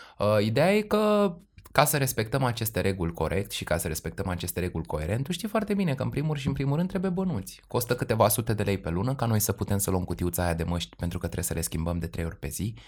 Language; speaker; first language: Romanian; native; Romanian